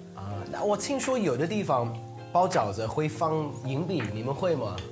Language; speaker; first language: Chinese; non-native, fluent; English